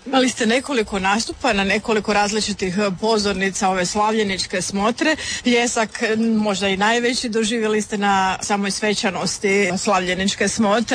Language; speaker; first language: Serbian; native; Serbian